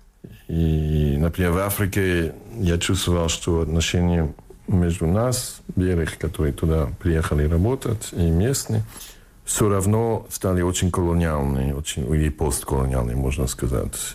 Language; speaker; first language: Russian; non-native, fluent; English